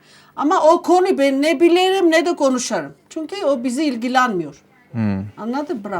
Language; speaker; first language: Turkish; non-native, learner; Armenian